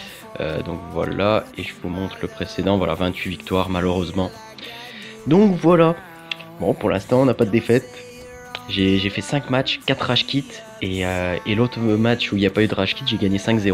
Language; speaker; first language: French; native; French